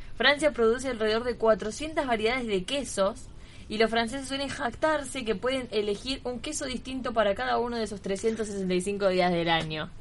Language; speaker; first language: Spanish; native; Spanish